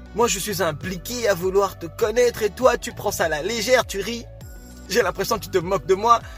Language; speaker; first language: French; non-native, fluent; Lingala